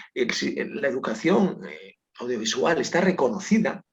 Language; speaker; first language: Spanish; non-native, local second language; Galician